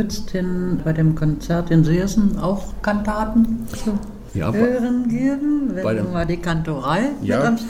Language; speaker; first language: German; native; German